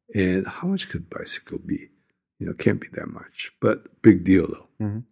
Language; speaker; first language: English; non-native, fluent; Japanese